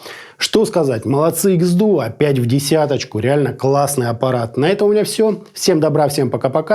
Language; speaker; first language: Russian; native; Russian